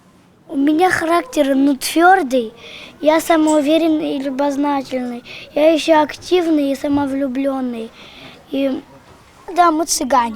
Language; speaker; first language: Russian; non-native, local second language; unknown